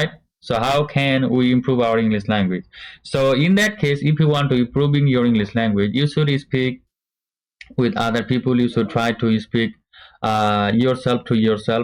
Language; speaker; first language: English; non-native, learner; Bangla